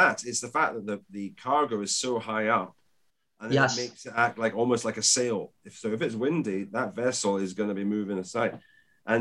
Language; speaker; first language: English; native; English